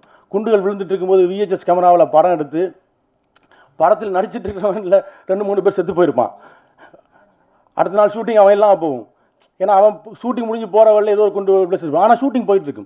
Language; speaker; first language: Tamil; native; Tamil